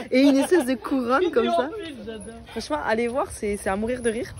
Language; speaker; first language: French; native; French